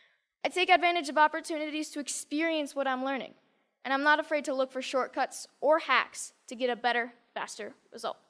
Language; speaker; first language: English; native; English